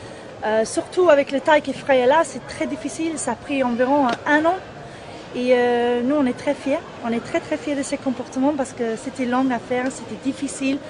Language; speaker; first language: French; non-native, fluent; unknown